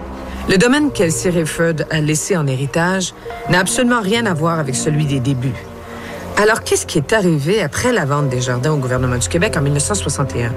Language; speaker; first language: French; native; French